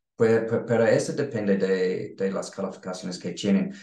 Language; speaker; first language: Spanish; non-native, learner; English